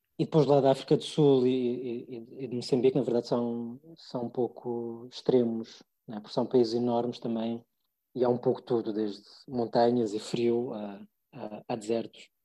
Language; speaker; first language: Portuguese; early bilingual, other home language; English